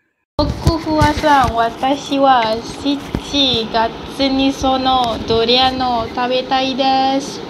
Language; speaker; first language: Japanese; non-native, learner; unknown